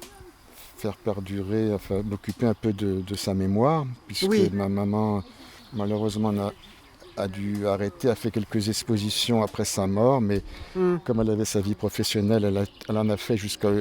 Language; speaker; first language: French; native; French